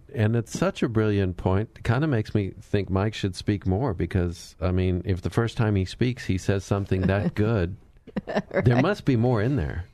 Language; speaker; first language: English; native; English